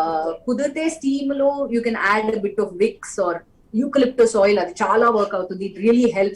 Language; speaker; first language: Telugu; non-native, local second language; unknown